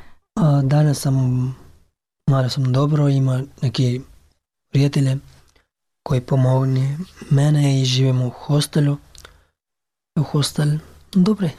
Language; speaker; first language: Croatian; non-native, learner; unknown